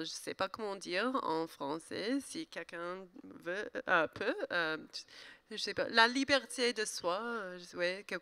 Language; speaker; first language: French; non-native, learner; English